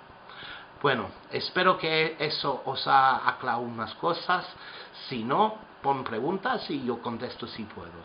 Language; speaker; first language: Spanish; non-native, fluent; English